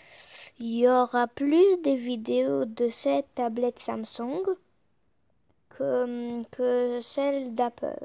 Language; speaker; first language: French; early bilingual, other home language; Polish